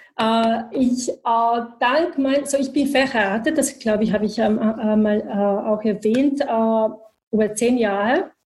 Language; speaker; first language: German; non-native, fluent; Bosnian